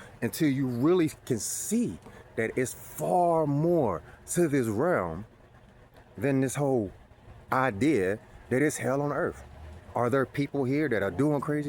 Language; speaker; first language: English; native; English